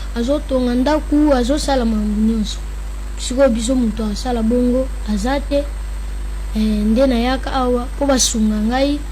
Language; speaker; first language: Lingala; native; Lingala